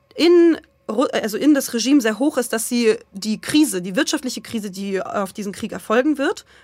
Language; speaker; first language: German; early bilingual, other home language; Russian